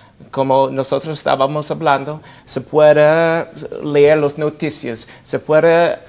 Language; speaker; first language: Spanish; non-native, fluent; English